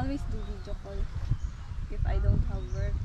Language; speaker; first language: English; non-native, learner; Filipino